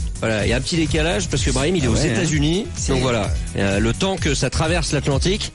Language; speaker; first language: French; native; French